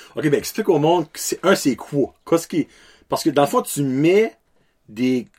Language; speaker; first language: French; native; French